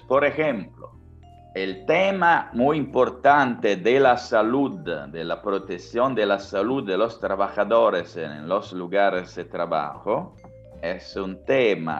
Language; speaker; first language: Spanish; non-native, fluent; Italian